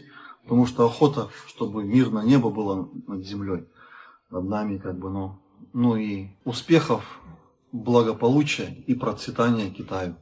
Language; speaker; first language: Russian; native; Russian